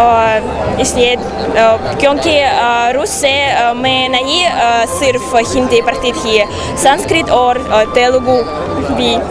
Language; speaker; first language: Hindi; non-native, learner; Russian